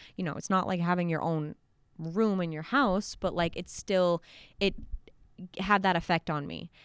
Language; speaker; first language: English; native; English